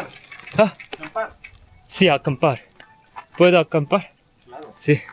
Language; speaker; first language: Spanish; non-native, learner; Korean